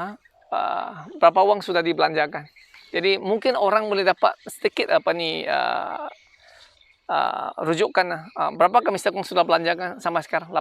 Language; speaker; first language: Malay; non-native, local second language; Chinese